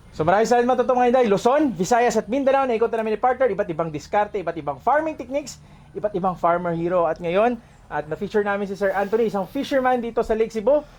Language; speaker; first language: Filipino; non-native, local second language; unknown